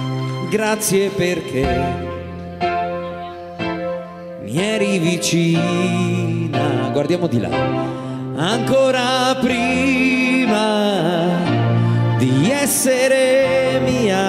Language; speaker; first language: Italian; native; Italian